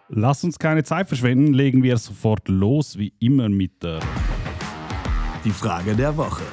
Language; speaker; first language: German; native; German